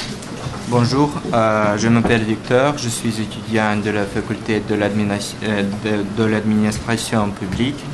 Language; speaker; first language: French; non-native, learner; Russian